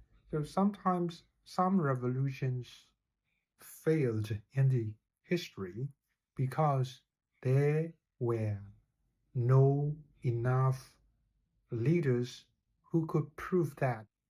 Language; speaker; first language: English; non-native, fluent; Burmese